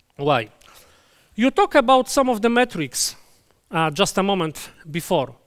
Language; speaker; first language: English; non-native, fluent; Polish